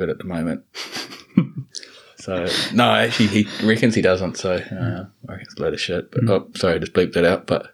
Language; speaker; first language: English; native; English